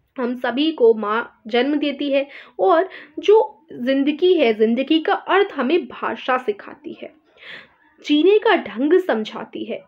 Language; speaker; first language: Hindi; native; Hindi